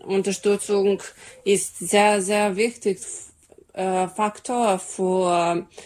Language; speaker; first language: German; non-native, learner; Serbian